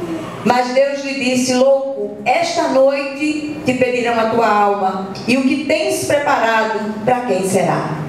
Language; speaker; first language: Portuguese; native; Portuguese